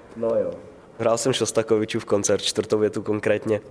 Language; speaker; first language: Czech; native; Czech